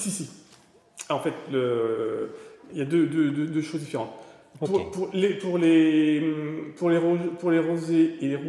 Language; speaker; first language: French; native; French